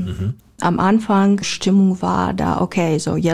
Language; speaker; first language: German; non-native, learner; Ukrainian